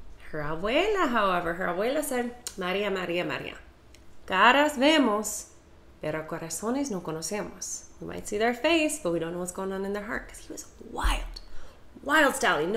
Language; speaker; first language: English; native; English